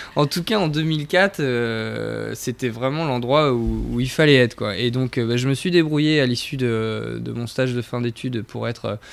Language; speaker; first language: French; native; French